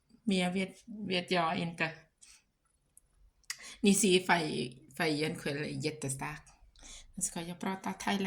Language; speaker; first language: Swedish; non-native, learner; Thai